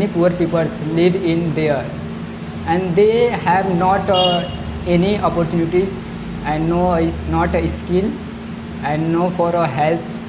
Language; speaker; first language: English; non-native, learner; Hindi